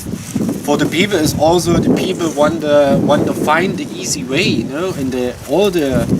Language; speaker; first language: English; non-native, learner; German